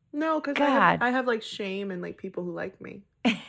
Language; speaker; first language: English; native; English